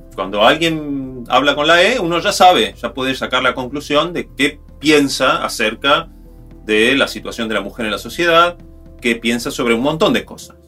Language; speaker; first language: Spanish; native; Spanish